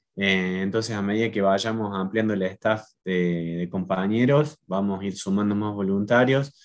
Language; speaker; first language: Spanish; native; Spanish